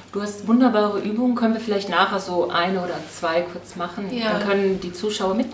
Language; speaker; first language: German; native; German